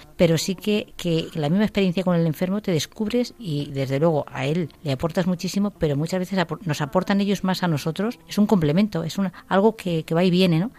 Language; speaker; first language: Spanish; native; Spanish